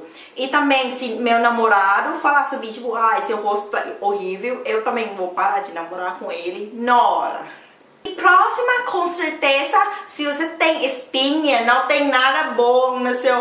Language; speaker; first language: Portuguese; non-native, learner; Thai